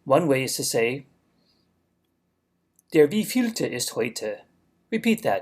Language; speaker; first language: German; non-native, fluent; English